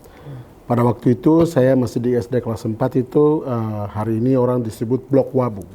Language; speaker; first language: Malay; non-native, local second language; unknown